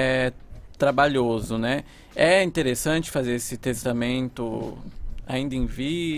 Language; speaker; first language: Portuguese; native; Portuguese